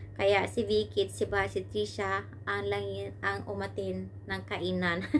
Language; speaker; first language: Filipino; non-native, local second language; Cebuano